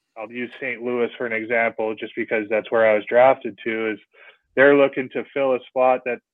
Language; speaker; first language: English; native; English